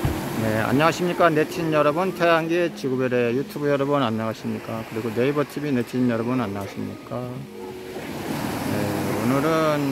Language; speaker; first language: Korean; native; Korean